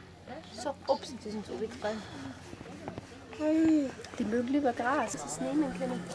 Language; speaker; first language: German; non-native, learner; Portuguese